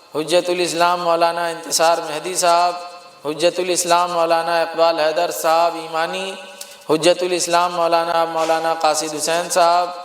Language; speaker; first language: Urdu; native; Urdu